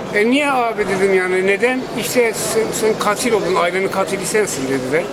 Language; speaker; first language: Turkish; native; Turkish